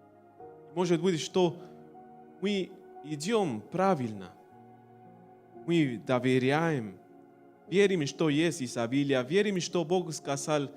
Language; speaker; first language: Russian; non-native, learner; Spanish